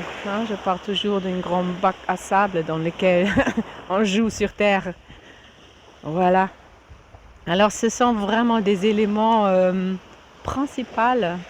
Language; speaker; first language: French; non-native, fluent; German